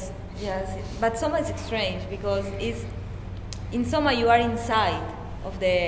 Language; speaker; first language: English; non-native, learner; Spanish